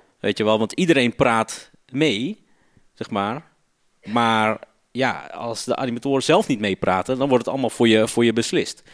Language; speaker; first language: Dutch; native; Dutch